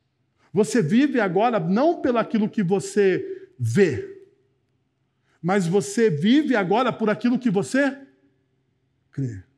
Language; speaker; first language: Portuguese; native; Portuguese